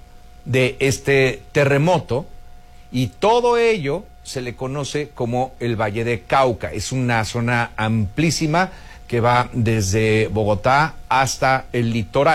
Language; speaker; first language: Spanish; native; Spanish